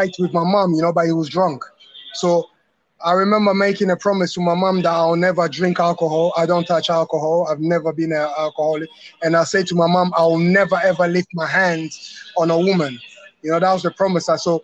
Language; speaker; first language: English; native; English